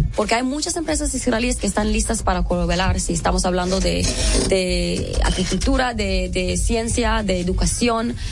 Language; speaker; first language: Spanish; non-native, fluent; Hebrew